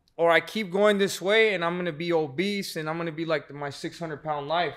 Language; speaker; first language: English; native; English